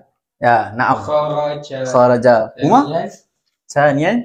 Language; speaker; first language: Arabic; non-native, learner; Malay